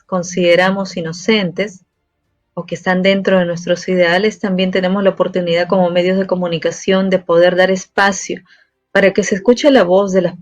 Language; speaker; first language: Spanish; native; Spanish